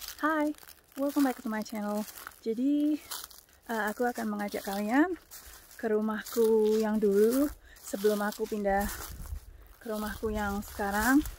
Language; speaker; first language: Indonesian; native; Indonesian